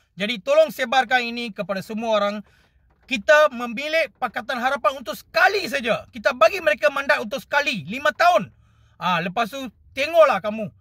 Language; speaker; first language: Malay; non-native, local second language; Tamil